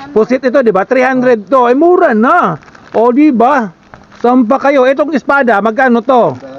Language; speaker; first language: Filipino; non-native, local second language; Waray